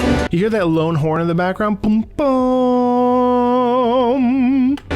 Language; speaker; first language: English; native; English